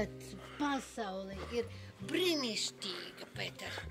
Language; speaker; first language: Latvian; non-native, local second language; Russian